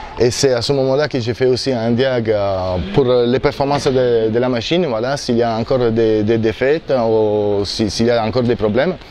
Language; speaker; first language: French; non-native, fluent; Italian